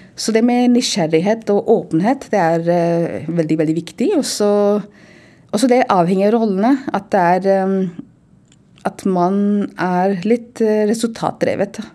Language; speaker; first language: Norwegian; non-native, fluent; Hindi